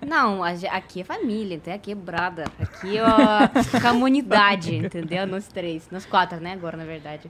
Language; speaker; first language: Portuguese; non-native, fluent; Russian